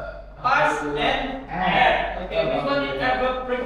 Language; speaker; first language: English; non-native, fluent; Indonesian